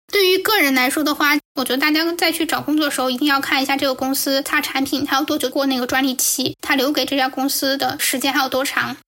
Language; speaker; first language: Chinese; native; Chinese